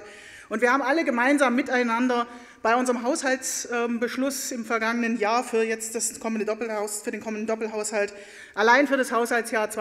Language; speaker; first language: German; native; German